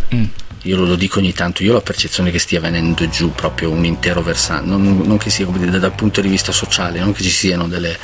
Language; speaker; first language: Italian; native; Italian